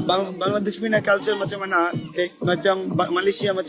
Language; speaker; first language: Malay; non-native, learner; Bangla